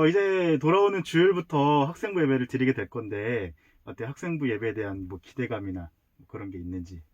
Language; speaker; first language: Korean; native; Korean